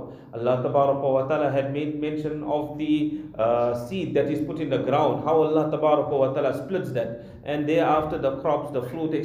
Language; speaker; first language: English; non-native, local second language; Urdu